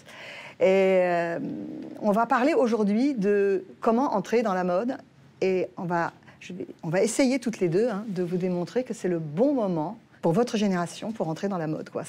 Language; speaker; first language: French; native; French